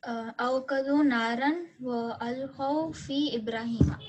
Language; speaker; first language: Arabic; non-native, learner; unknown